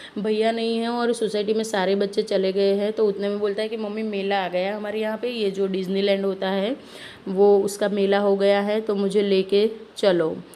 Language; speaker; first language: Hindi; non-native, local second language; Gujarati